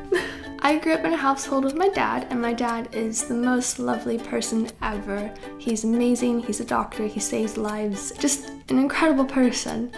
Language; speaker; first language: English; native; English